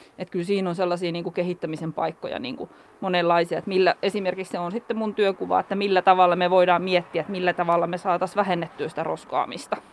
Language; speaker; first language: Finnish; native; Finnish